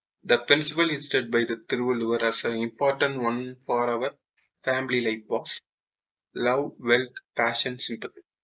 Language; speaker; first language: English; non-native, local second language; Tamil